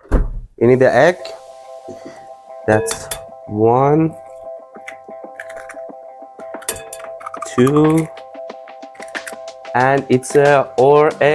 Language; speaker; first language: English; non-native, learner; Persian